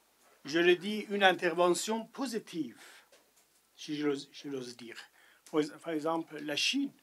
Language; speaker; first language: French; non-native, fluent; Persian